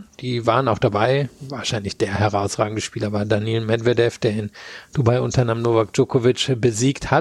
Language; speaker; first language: German; native; German